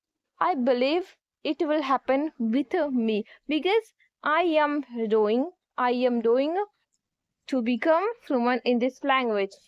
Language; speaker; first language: English; non-native, learner; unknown